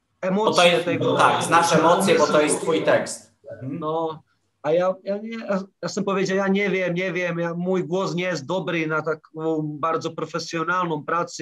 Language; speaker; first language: Polish; non-native, learner; Czech